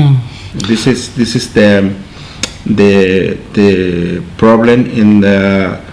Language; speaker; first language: English; non-native, learner; Spanish